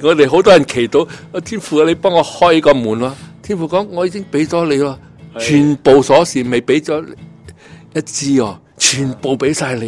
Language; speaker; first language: Cantonese; native; Cantonese